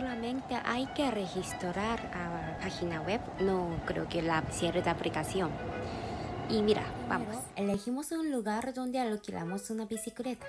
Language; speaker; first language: Spanish; non-native, fluent; Japanese